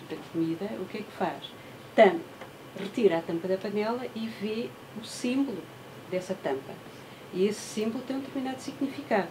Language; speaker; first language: Portuguese; native; Portuguese